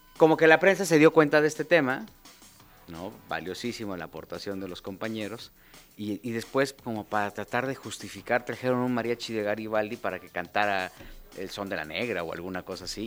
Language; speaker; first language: Spanish; native; Spanish